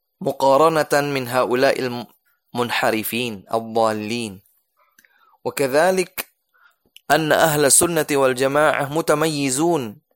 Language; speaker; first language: Arabic; non-native, fluent; Indonesian